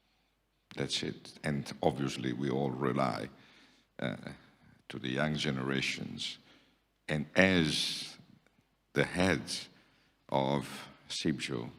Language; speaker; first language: English; non-native, fluent; Italian